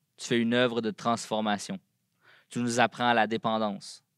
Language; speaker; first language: French; native; French